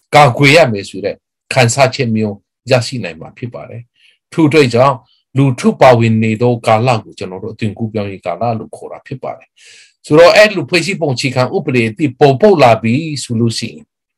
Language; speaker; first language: Burmese; non-native, local second language; Kachin